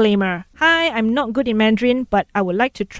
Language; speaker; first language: English; native; English